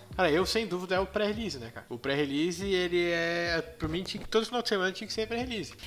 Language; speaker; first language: Portuguese; native; Portuguese